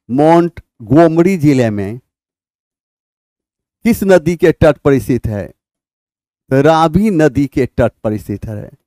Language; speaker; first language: Hindi; native; Hindi